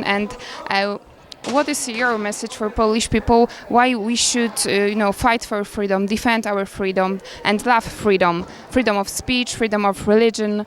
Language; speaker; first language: English; non-native, learner; Polish